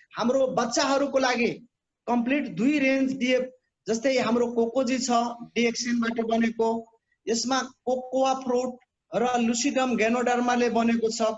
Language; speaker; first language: Nepali; non-native, local second language; Bhojpuri